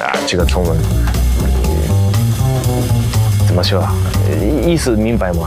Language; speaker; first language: Chinese; non-native, learner; Japanese